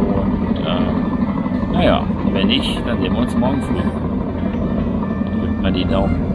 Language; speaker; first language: German; native; German